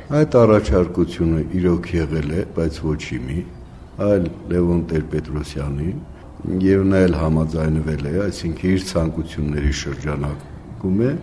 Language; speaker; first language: Armenian; native; Armenian